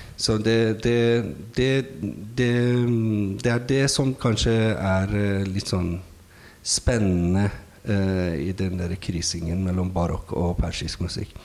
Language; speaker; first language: Norwegian; non-native, fluent; Persian